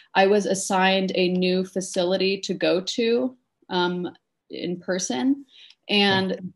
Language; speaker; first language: English; native; English